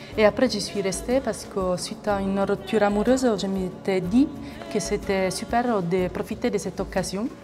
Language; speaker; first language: French; non-native, fluent; Italian